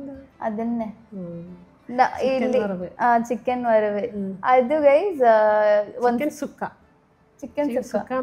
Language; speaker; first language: Malayalam; non-native, learner; Kannada